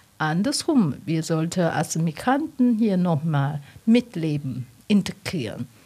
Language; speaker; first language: German; non-native, learner; Chinese